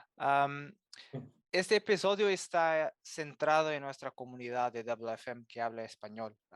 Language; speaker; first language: Spanish; non-native, fluent; Portuguese